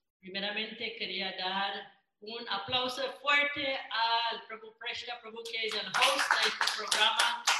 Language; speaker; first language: Spanish; non-native, fluent; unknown